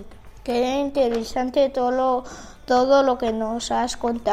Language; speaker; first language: Spanish; early bilingual, other home language; Arabic